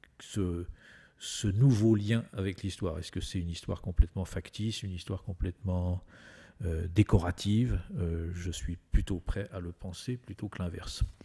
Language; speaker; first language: French; native; French